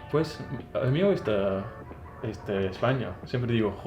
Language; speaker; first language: Spanish; non-native, fluent; English